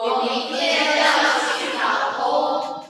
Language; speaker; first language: Chinese; non-native, learner; Indonesian